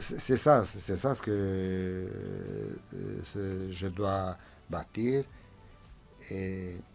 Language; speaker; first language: French; non-native, fluent; Romanian